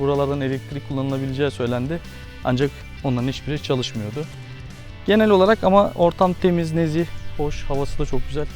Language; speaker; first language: Turkish; native; Turkish